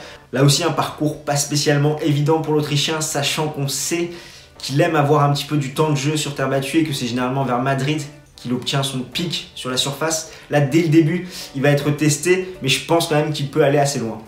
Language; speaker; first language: French; native; French